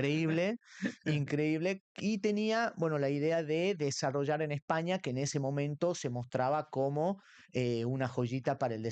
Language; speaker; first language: Spanish; native; Spanish